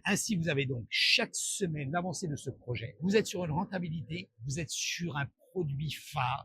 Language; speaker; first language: French; native; French